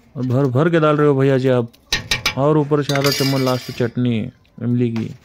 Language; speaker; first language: Hindi; non-native, local second language; Marathi